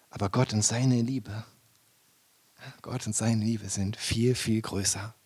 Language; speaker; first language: German; native; German